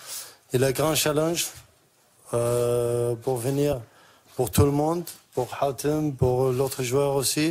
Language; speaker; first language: French; non-native, learner; Arabic